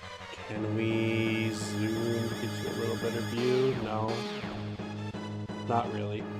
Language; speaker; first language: English; native; English